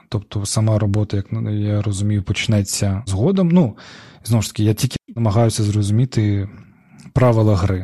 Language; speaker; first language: Ukrainian; non-native, local second language; Crimean Tatar